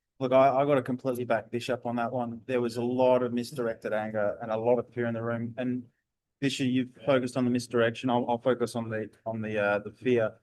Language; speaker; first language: English; native; English